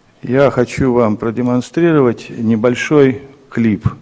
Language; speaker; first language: Russian; native; Russian